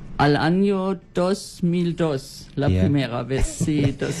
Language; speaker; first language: Spanish; non-native, learner; German